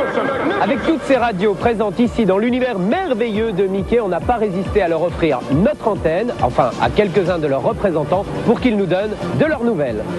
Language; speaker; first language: French; native; French